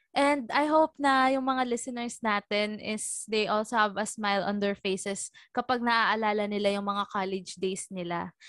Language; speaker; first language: Filipino; native; Filipino